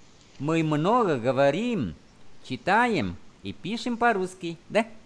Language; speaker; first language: Russian; non-native, fluent; Vietnamese